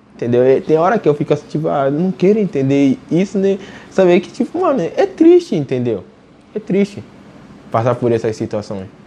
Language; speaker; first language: Portuguese; native; Portuguese